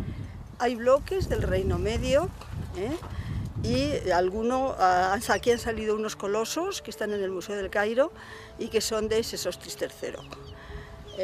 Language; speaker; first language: Spanish; native; Spanish